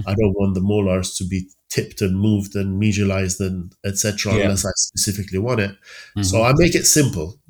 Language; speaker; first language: English; early bilingual, other home language; Persian